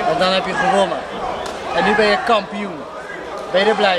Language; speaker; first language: Dutch; native; Dutch